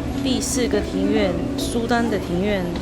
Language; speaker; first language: Chinese; native; Chinese